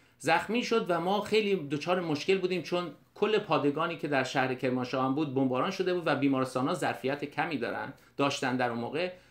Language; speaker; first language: Persian; native; Persian